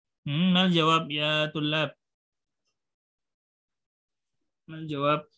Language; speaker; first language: Arabic; non-native, fluent; Indonesian